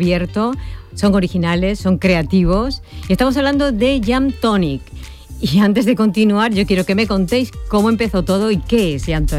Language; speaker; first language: Spanish; native; Spanish